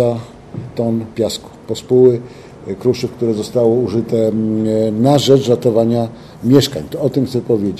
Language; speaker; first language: Polish; native; Polish